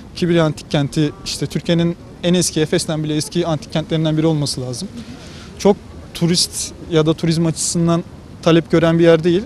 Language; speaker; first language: Turkish; native; Turkish